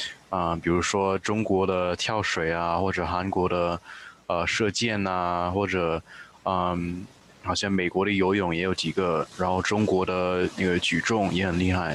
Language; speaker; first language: Chinese; early bilingual, heritage; Chinese